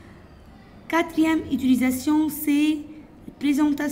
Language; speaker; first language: French; non-native, fluent; Arabic